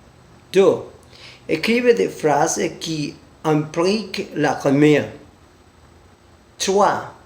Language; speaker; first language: French; non-native, learner; Spanish